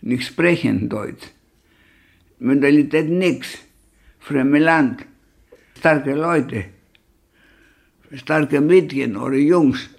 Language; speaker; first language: German; non-native, learner; Greek